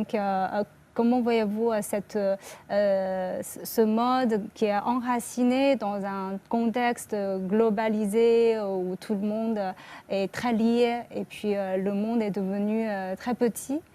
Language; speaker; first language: French; non-native, fluent; Chinese